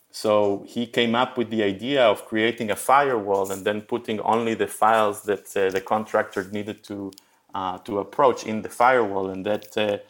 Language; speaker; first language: English; early bilingual, other home language; Spanish